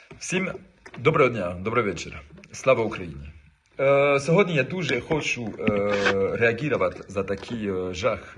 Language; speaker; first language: Ukrainian; non-native, learner; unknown